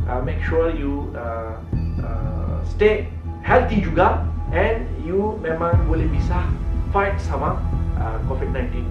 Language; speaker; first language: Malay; non-native, learner; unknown